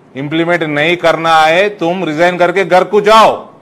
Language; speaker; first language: Hindi; non-native, local second language; Telugu